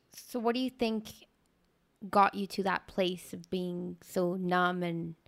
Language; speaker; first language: English; early bilingual, other home language; Spanish